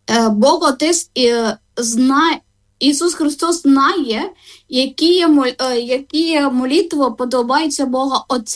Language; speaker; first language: Ukrainian; non-native, learner; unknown